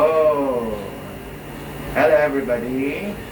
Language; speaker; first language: English; non-native, local second language; Filipino